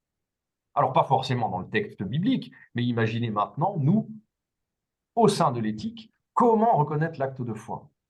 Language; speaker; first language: French; native; French